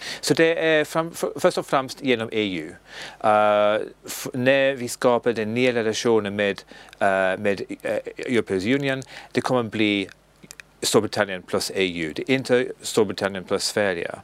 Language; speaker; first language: Swedish; non-native, learner; English